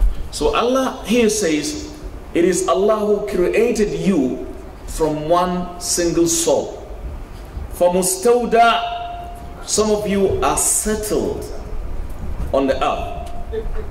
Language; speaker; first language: English; non-native, local second language; Hausa